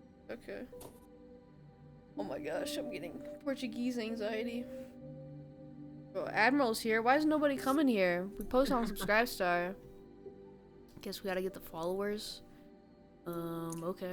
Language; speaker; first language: English; native; English